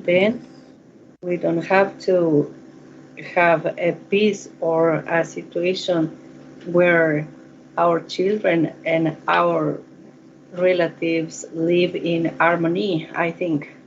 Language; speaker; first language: English; non-native, learner; Spanish